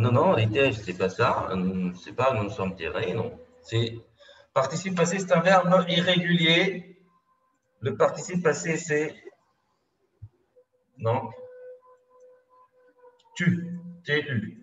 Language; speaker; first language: French; non-native, local second language; Arabic